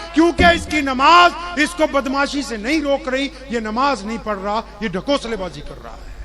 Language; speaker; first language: Urdu; non-native, local second language; Punjabi